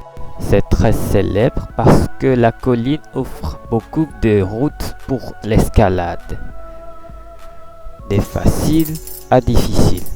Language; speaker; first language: French; non-native, learner; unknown